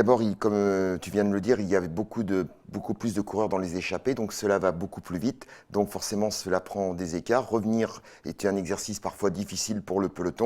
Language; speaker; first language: French; native; French